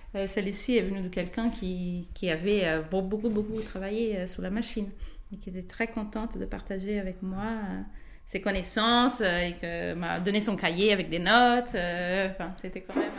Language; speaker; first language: French; non-native, fluent; Portuguese